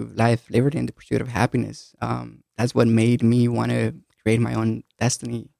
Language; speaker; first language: English; early bilingual, other home language; Spanish